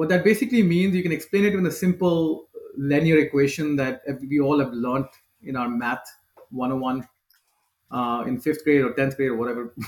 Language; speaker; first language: English; non-native, local second language; Hindi